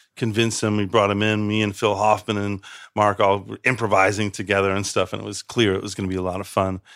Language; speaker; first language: English; native; English